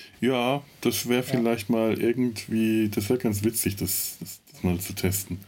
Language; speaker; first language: German; native; German